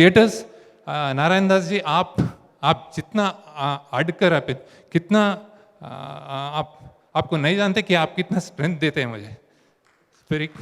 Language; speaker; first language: Hindi; non-native, local second language; Telugu